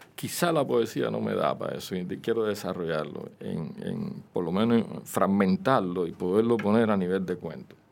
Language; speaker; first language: Spanish; native; Spanish